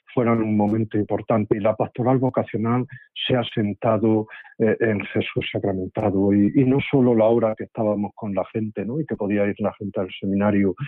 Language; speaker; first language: Spanish; native; Spanish